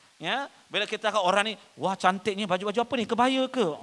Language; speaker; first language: Malay; non-native, local second language; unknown